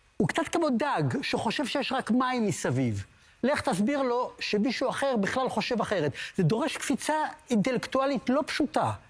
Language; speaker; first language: Hebrew; native; Hebrew